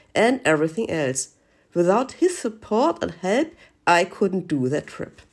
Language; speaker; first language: English; non-native, learner; German